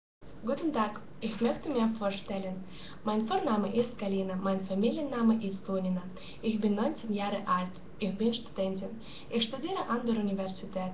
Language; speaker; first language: German; non-native, learner; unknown